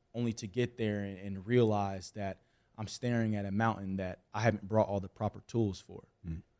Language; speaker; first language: English; native; English